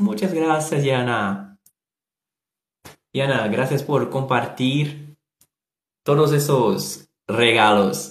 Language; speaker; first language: Spanish; non-native, learner; Portuguese